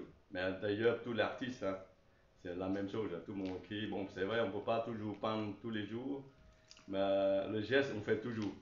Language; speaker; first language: French; non-native, learner; Chinese